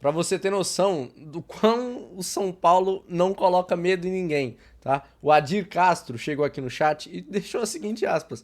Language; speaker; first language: Portuguese; native; Portuguese